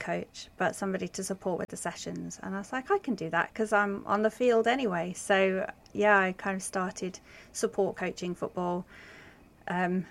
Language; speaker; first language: English; native; English